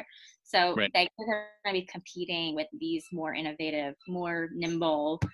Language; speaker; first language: English; native; English